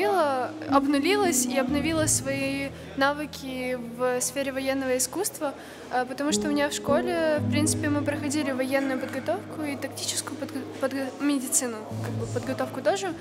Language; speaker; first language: Russian; native; Russian